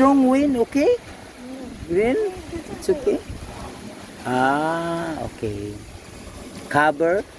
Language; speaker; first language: English; non-native, local second language; Filipino